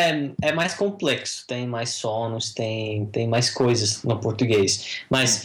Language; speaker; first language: Portuguese; non-native, fluent; English